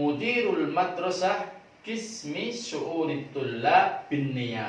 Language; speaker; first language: Arabic; non-native, fluent; Indonesian